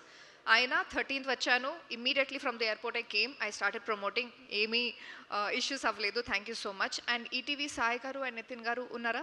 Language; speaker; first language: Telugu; non-native, local second language; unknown